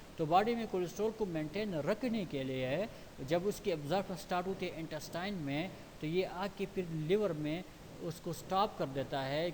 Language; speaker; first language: Urdu; non-native, local second language; Pashto